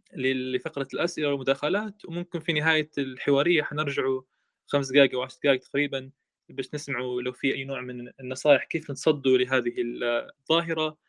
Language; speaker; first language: Arabic; native; Arabic